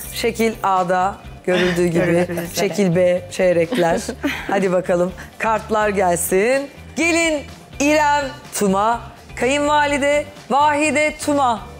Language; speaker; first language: Turkish; native; Turkish